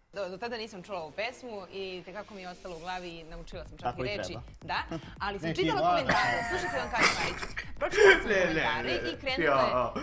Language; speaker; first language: Bosnian; native; Bosnian